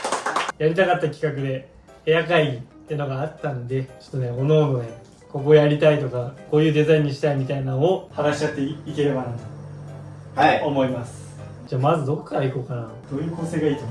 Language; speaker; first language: Japanese; native; Japanese